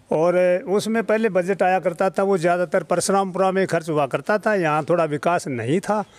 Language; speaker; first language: Hindi; native; Hindi